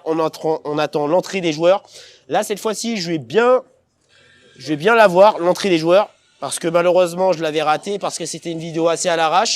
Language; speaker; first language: French; native; French